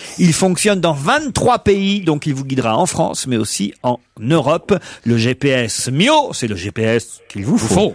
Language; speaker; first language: French; native; French